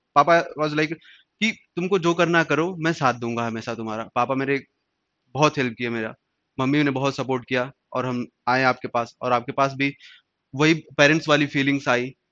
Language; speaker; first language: Hindi; native; Hindi